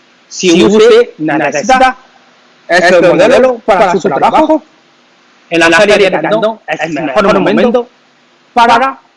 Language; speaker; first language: Spanish; non-native, learner; Chinese